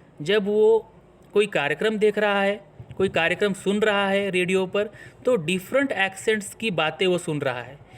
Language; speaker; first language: Hindi; non-native, local second language; Marathi